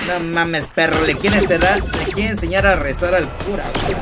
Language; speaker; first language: Spanish; native; Spanish